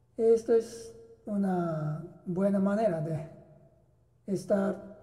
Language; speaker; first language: Spanish; non-native, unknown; Japanese